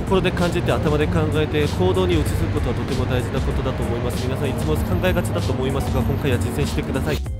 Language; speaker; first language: Japanese; non-native, fluent; Korean